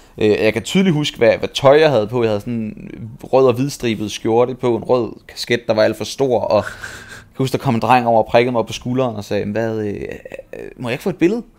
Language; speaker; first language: Danish; native; Danish